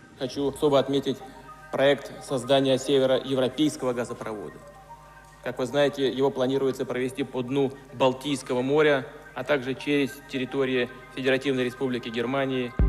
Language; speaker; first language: Russian; native; Russian